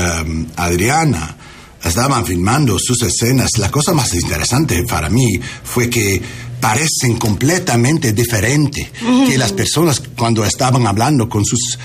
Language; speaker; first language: Spanish; non-native, learner; English